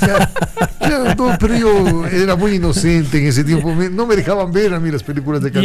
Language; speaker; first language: Spanish; native; Spanish